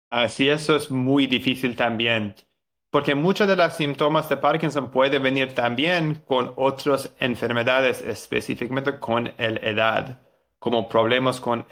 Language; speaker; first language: Spanish; non-native, learner; English